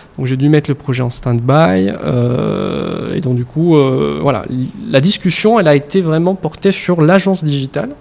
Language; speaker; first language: French; non-native, local second language; Arabic